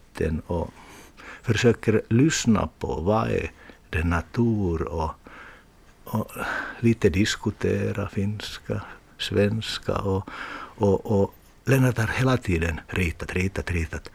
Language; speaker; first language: Swedish; non-native, learner; Finnish